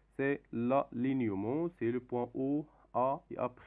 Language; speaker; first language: French; non-native, local second language; Arabic